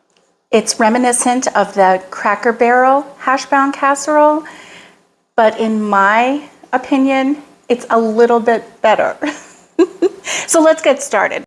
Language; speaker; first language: English; native; English